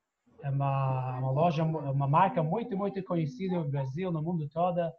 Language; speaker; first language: Portuguese; non-native, fluent; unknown